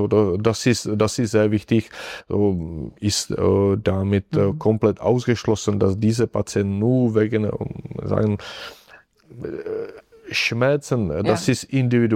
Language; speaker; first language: German; non-native, fluent; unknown